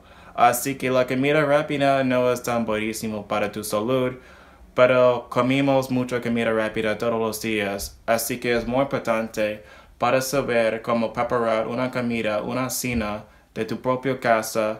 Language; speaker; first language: Spanish; non-native, learner; English